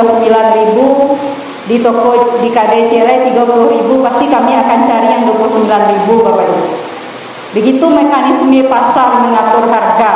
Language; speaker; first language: Indonesian; native; Indonesian